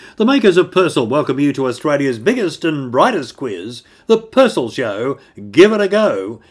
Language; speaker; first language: English; native; English